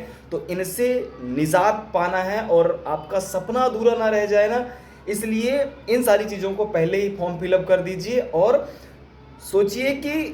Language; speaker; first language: Hindi; native; Hindi